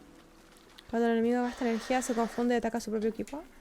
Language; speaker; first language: Spanish; native; Spanish